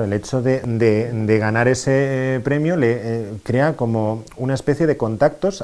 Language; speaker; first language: Spanish; native; Spanish